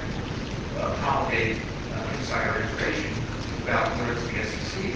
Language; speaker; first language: English; native; English